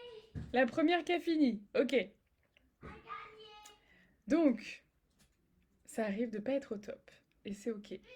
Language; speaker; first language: French; native; French